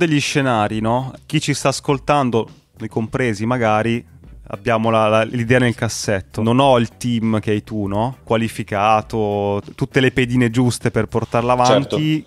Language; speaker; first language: Italian; native; Italian